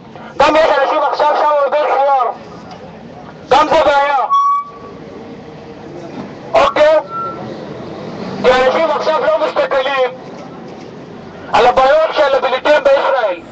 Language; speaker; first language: Hebrew; non-native, learner; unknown